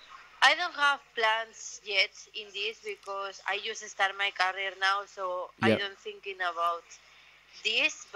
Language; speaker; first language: English; non-native, learner; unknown